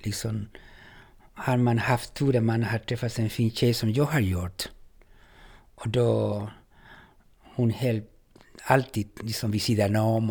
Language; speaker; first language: Swedish; non-native, fluent; Spanish